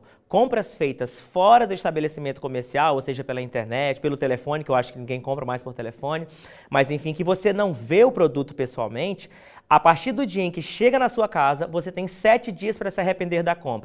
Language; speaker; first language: Portuguese; native; Portuguese